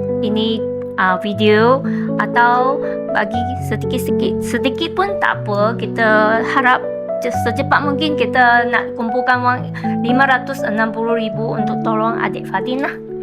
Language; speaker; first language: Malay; non-native, local second language; Chinese